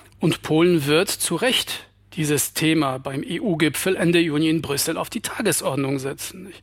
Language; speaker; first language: German; non-native, fluent; Polish